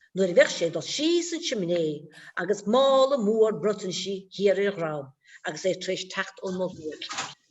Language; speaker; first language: Irish; native; Irish